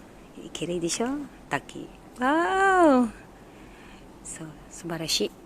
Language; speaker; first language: Japanese; non-native, learner; Filipino